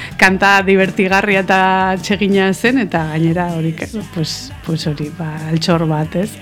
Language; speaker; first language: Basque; non-native, local second language; Spanish